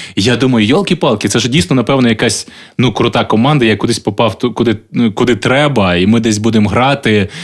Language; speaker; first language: Ukrainian; native; Ukrainian